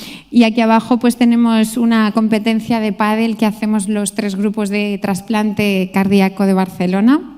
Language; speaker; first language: Spanish; native; Spanish